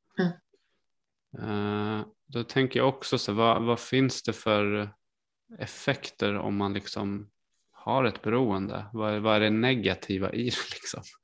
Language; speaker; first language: Swedish; native; Swedish